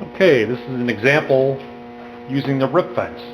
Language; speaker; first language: English; native; English